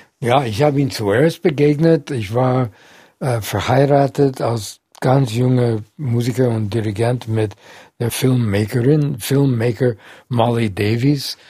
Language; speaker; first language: German; non-native, fluent; English